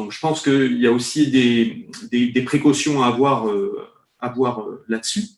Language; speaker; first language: French; native; French